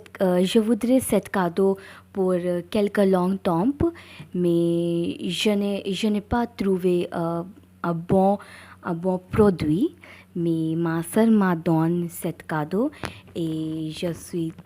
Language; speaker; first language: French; non-native, learner; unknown